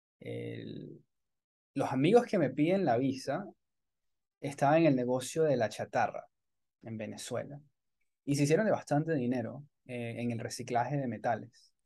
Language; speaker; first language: Spanish; native; Spanish